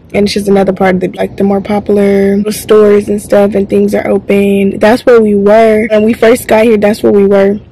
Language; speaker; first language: English; native; English